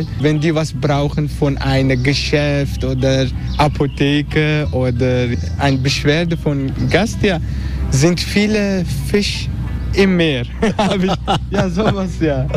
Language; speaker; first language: German; non-native, fluent; Turkish